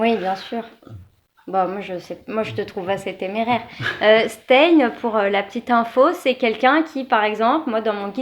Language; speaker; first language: French; native; French